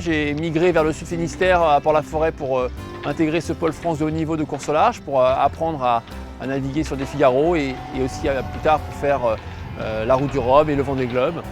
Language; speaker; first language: French; native; French